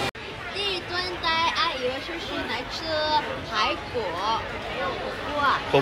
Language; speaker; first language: Chinese; non-native, fluent; Vietnamese